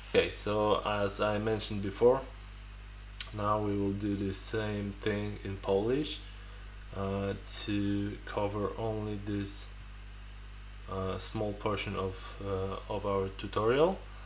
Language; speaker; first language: English; non-native, fluent; Polish